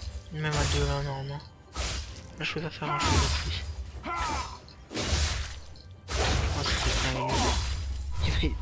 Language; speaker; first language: French; native; French